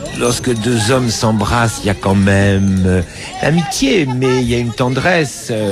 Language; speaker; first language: French; native; French